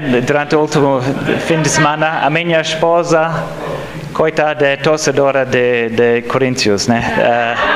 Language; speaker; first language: Portuguese; non-native, fluent; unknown